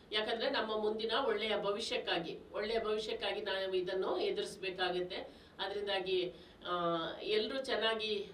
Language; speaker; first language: Kannada; native; Kannada